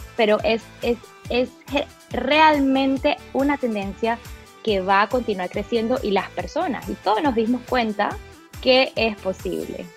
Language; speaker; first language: Spanish; early bilingual, other home language; Portuguese